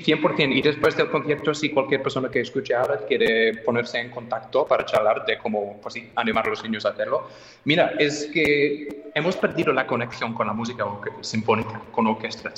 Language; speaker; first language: Spanish; non-native, fluent; English